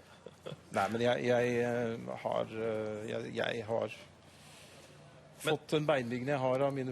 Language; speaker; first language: Norwegian; native; Norwegian